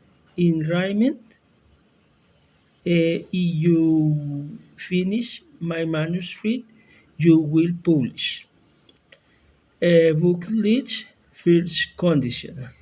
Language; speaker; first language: English; non-native, learner; Spanish